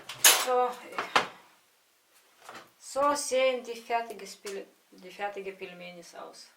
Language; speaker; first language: German; non-native, fluent; Russian